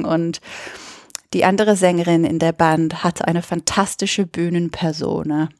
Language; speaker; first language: German; non-native, fluent; English